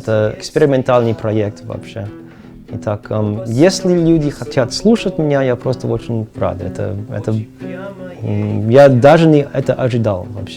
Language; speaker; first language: Russian; non-native, learner; English